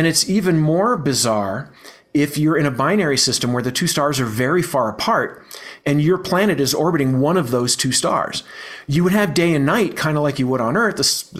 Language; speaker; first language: English; native; English